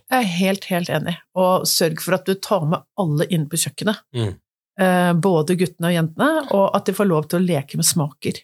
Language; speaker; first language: Norwegian; native; Norwegian